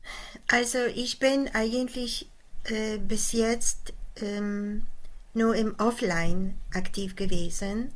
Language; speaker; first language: German; non-native, fluent; Polish